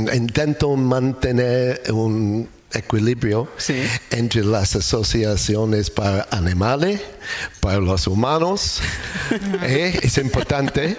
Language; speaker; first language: Spanish; non-native, learner; English